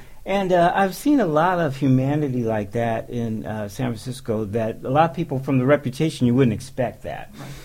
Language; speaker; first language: English; native; English